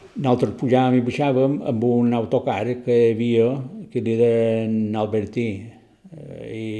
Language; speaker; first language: Catalan; native; Catalan